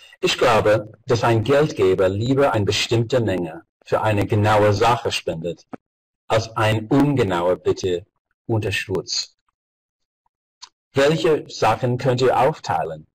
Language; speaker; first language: German; non-native, fluent; English